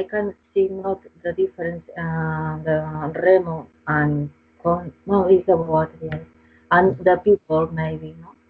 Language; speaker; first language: English; non-native, learner; Spanish